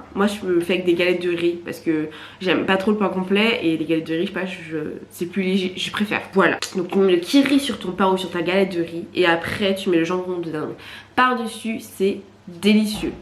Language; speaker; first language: French; native; French